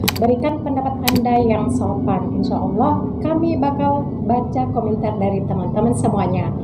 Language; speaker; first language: Indonesian; native; Indonesian